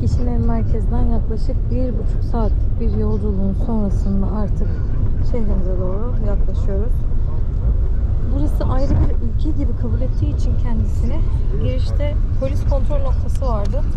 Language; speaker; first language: Turkish; native; Turkish